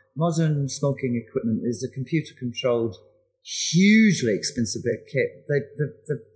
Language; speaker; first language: English; native; English